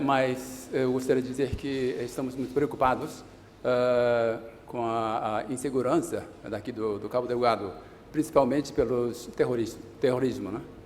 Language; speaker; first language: Portuguese; non-native, fluent; Japanese